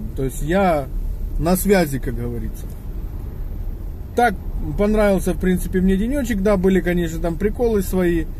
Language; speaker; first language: Russian; native; Russian